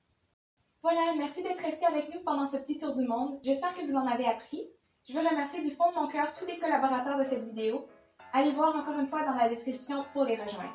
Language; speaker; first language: French; native; French